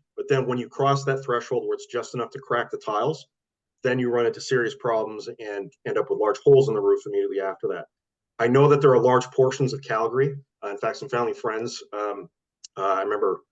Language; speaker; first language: English; native; English